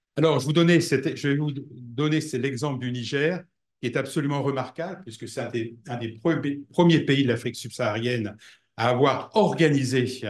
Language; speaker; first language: French; native; French